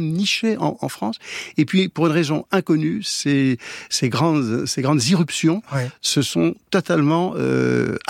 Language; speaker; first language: French; native; French